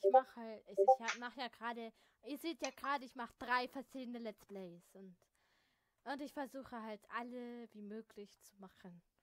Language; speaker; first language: German; native; German